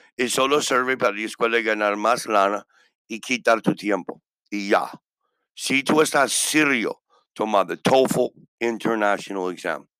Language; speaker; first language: Spanish; non-native, learner; English